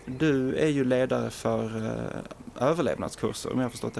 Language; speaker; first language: Swedish; native; Swedish